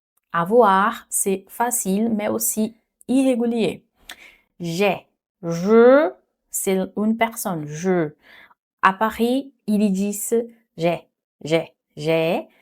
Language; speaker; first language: French; non-native, fluent; Portuguese